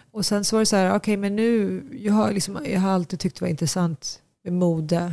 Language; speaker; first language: Swedish; early bilingual, other home language; Tigrinya